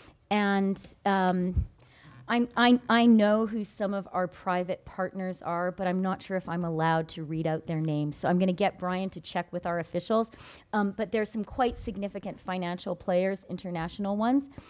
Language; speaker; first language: English; native; English